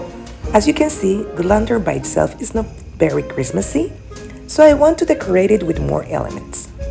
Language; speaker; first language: English; non-native, fluent; Spanish